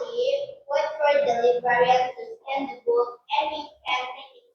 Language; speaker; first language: English; non-native, learner; Indonesian